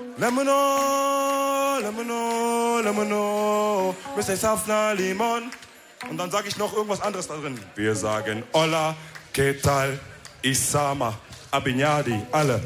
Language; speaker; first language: German; early bilingual, other home language; Wolof